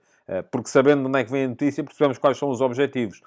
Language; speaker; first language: Portuguese; native; Portuguese